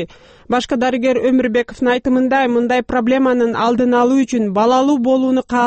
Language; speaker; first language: Kyrgyz; native; Kyrgyz